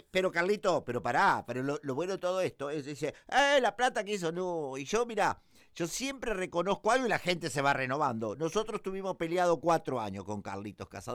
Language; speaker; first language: Spanish; native; Spanish